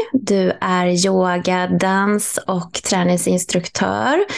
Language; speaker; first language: Swedish; native; Swedish